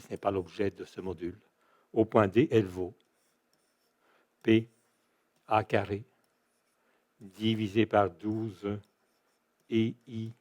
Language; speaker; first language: French; native; French